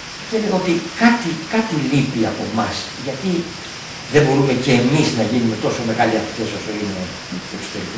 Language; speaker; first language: Greek; native; Greek